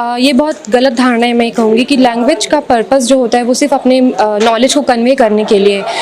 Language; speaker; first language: Hindi; native; Hindi